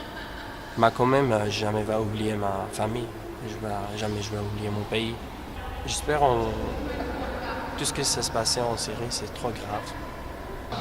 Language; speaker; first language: French; non-native, learner; Kurdish